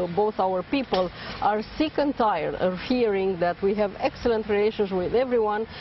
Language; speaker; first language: English; non-native, fluent; Romanian